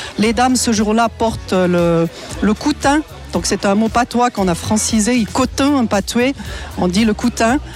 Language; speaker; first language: French; native; French